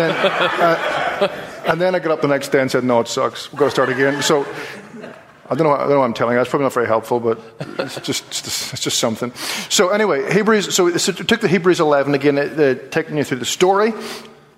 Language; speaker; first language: English; native; English